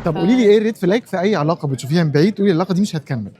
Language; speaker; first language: Arabic; native; Arabic